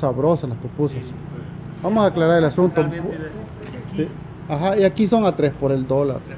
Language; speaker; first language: Spanish; native; Spanish